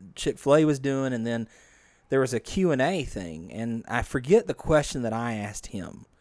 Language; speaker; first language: English; native; English